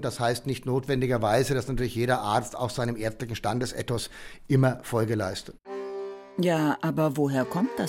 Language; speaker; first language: German; native; German